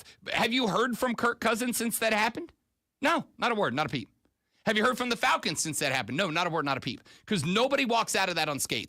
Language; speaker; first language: English; native; English